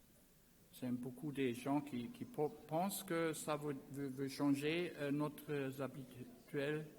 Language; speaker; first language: French; non-native, learner; German